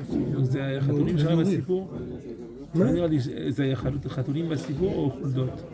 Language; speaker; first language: Hebrew; non-native, fluent; French